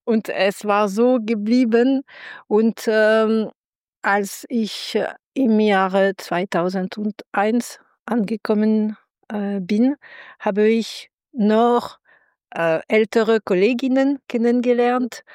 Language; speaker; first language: German; non-native, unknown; French